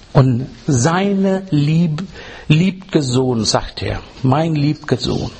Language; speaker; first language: German; non-native, learner; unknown